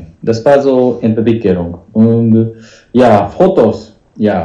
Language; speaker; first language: German; non-native, learner; Japanese